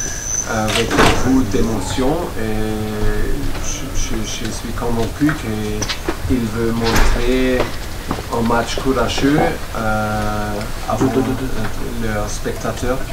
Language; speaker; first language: French; non-native, learner; German